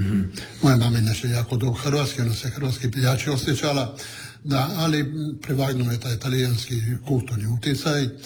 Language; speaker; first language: Croatian; non-native, local second language; Italian